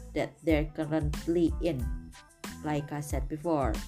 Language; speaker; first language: English; non-native, fluent; Indonesian